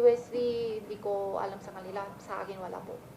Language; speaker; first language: Filipino; non-native, learner; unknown